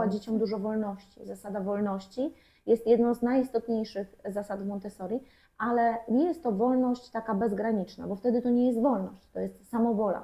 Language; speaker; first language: Polish; native; Polish